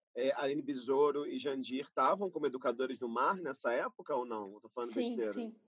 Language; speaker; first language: Portuguese; native; Portuguese